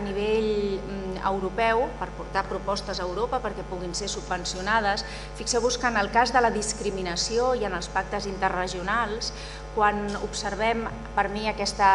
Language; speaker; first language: Catalan; native; Catalan